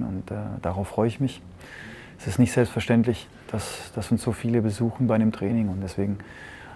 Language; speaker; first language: German; native; German